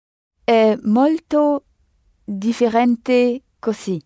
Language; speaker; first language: Italian; non-native, learner; French